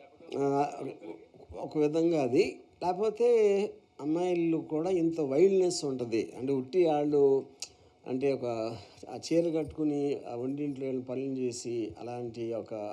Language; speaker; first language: Telugu; native; Telugu